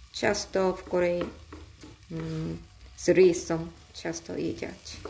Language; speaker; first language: Ukrainian; non-native, learner; Korean